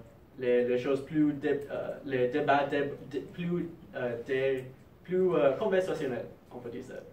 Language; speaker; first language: French; non-native, fluent; English